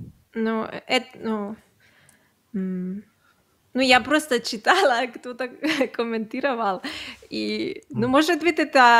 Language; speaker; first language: Russian; non-native, learner; Catalan